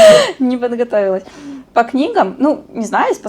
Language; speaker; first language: Russian; native; Russian